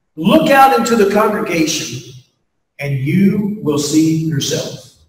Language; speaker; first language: English; native; English